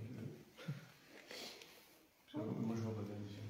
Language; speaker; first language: French; native; French